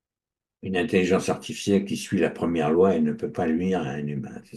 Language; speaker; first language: French; native; French